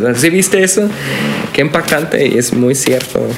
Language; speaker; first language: Spanish; non-native, fluent; English